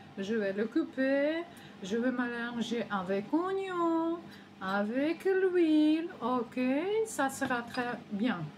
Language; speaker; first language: French; non-native, learner; Ukrainian